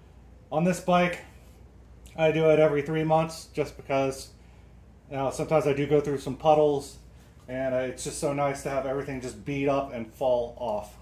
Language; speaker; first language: English; native; English